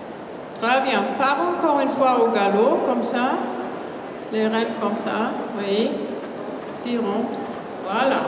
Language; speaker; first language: French; non-native, fluent; German